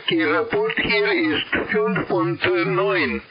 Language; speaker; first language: German; non-native, learner; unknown